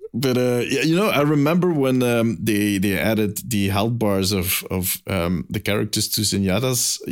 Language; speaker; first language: English; non-native, fluent; Dutch